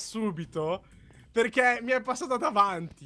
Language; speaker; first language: Italian; native; Italian